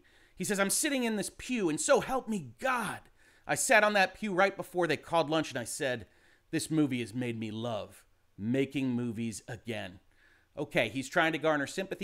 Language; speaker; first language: English; native; English